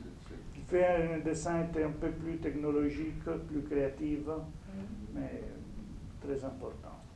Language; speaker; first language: French; non-native, fluent; Italian